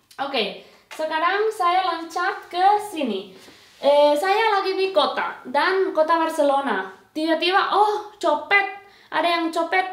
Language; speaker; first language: Indonesian; non-native, fluent; Spanish